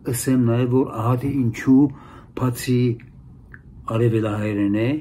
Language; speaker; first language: Armenian; early bilingual, heritage; Arabic